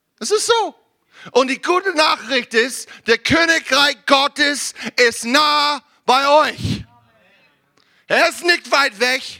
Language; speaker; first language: German; non-native, learner; English